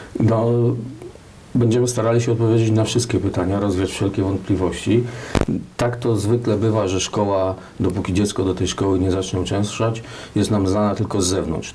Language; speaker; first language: Polish; native; Polish